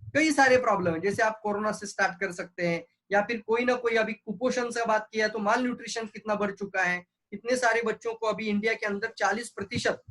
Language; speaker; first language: Hindi; non-native, local second language; Marathi